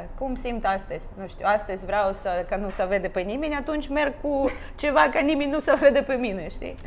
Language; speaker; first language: Romanian; non-native, learner; Russian